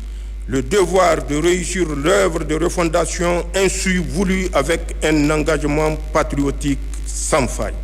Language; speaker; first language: French; non-native, local second language; Hausa